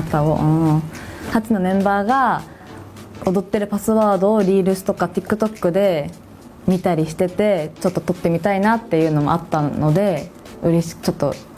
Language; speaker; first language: Japanese; native; Japanese